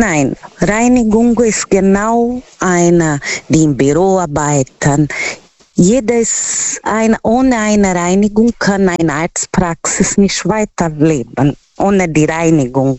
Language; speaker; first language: German; non-native, learner; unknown